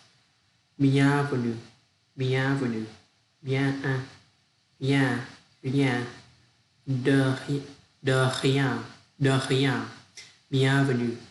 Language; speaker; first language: French; non-native, learner; Vietnamese